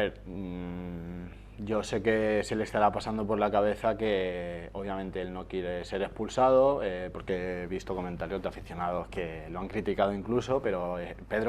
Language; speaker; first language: Spanish; native; Spanish